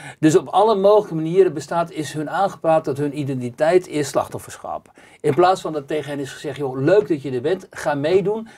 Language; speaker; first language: Dutch; native; Dutch